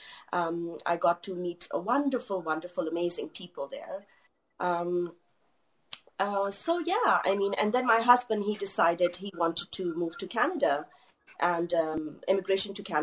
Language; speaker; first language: English; non-native, local second language; Urdu